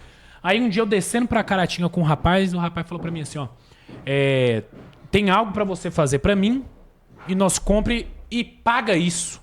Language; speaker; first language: Portuguese; native; Portuguese